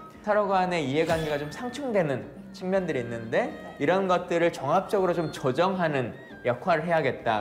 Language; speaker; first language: Korean; native; Korean